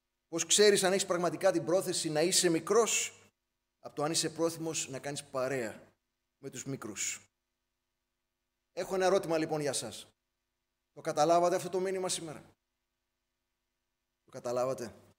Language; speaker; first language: Greek; native; Greek